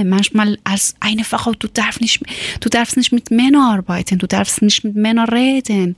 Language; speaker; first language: German; non-native, learner; Persian